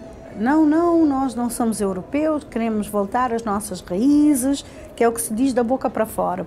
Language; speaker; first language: Portuguese; non-native, local second language; Kabuverdianu